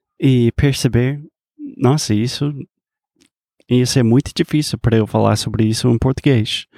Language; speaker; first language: Portuguese; non-native, fluent; English